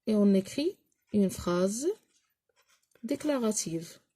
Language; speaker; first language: French; non-native, local second language; Arabic